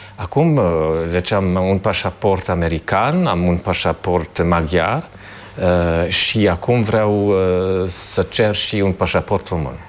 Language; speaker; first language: Romanian; non-native, fluent; German